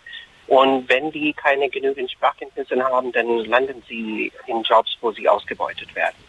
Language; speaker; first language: German; non-native, fluent; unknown